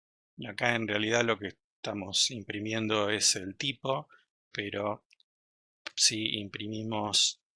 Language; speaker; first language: Spanish; native; Spanish